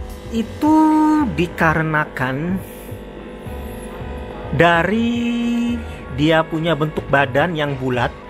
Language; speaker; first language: Indonesian; native; Indonesian